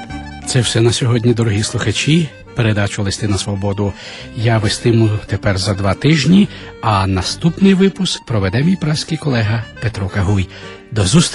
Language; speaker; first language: Ukrainian; native; Ukrainian